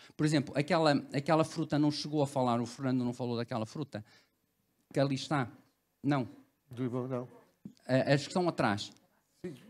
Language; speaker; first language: Portuguese; early bilingual, other home language; Cantonese